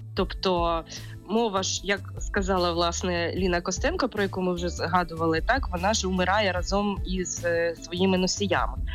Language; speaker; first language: Ukrainian; native; Ukrainian